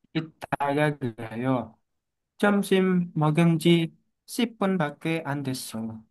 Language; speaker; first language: Korean; non-native, learner; Indonesian